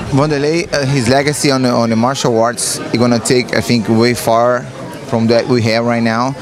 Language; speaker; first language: English; non-native, learner; Portuguese